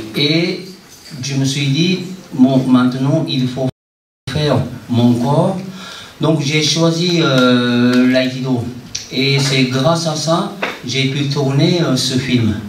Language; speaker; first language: French; non-native, fluent; Japanese